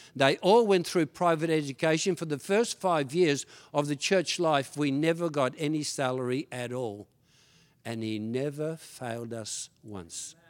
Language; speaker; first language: English; early bilingual, other home language; Dutch